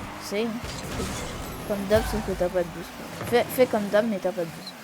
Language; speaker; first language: French; native; French